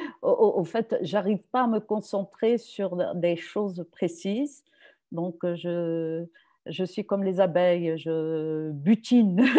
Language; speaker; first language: French; non-native, local second language; Arabic